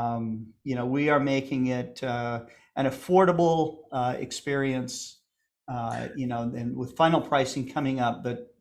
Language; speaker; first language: English; native; English